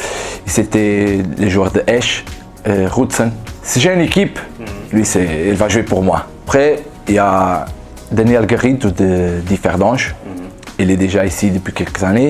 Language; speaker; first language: French; non-native, fluent; Portuguese